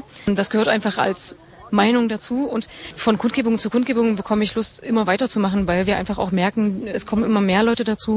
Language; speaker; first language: German; native; German